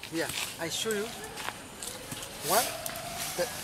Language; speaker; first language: English; non-native, learner; Burmese